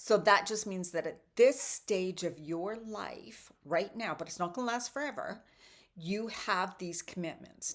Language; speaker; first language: English; native; English